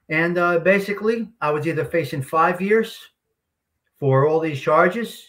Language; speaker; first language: English; native; English